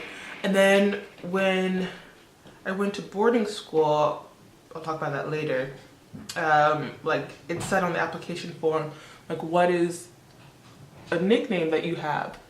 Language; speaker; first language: English; early bilingual, other home language; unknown